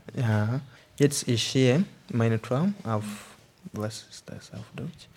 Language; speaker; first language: German; non-native, learner; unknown